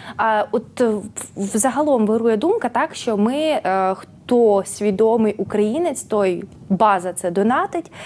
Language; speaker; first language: Ukrainian; native; Ukrainian